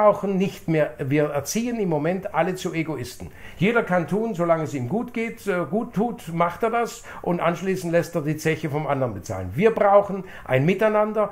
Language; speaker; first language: German; native; German